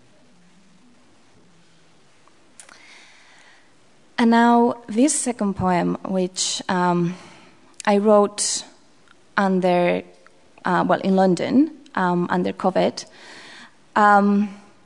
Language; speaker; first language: English; non-native, fluent; Spanish